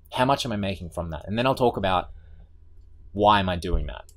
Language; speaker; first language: English; native; English